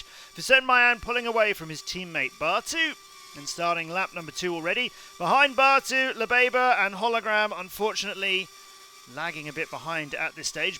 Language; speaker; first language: English; native; English